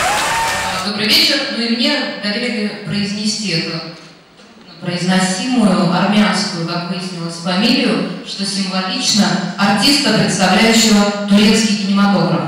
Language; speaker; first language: Russian; native; Russian